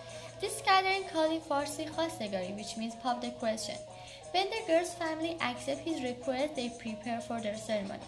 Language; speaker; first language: English; non-native, learner; Persian